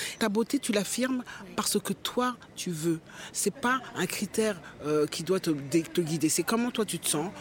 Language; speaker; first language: French; early bilingual, other home language; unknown